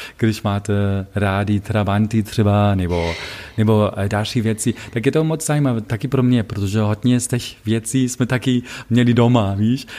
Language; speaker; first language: Czech; non-native, learner; German